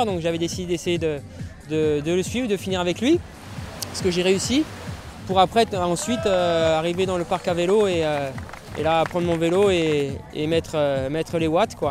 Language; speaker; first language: French; native; French